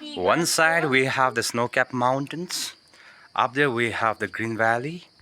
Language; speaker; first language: English; non-native, local second language; Nepali